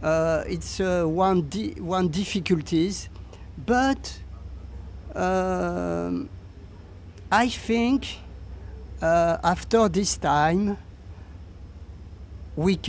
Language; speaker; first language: English; non-native, learner; French